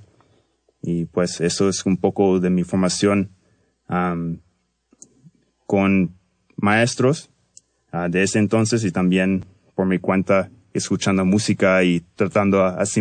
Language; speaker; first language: Spanish; early bilingual, heritage; Spanish